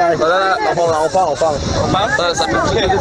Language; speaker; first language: French; native; French